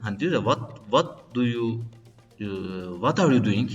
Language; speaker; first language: English; non-native, learner; Turkish